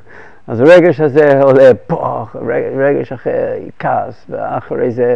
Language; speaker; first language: Hebrew; non-native, fluent; English